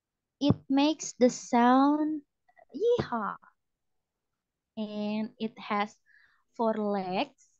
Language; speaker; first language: English; non-native, fluent; Indonesian